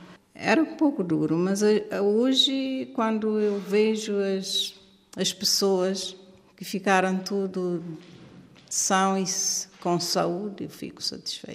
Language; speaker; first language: Portuguese; non-native, local second language; Kabuverdianu